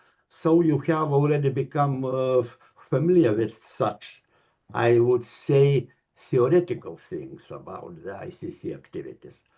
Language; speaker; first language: English; non-native, learner; Lithuanian